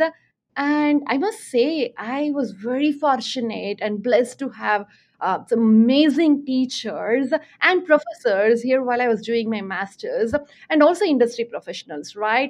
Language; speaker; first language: English; non-native, local second language; Tamil